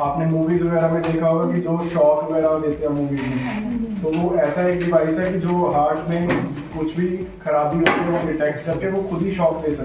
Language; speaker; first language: Hindi; native; Hindi